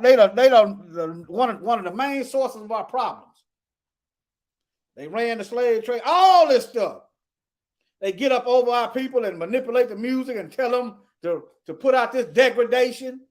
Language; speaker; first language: English; native; English